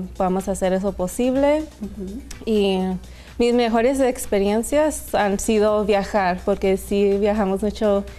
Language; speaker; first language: Spanish; early bilingual, heritage; Spanish